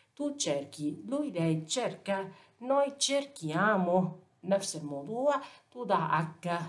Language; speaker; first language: Italian; non-native, fluent; Arabic